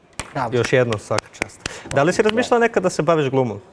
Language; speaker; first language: Serbian; native; Serbian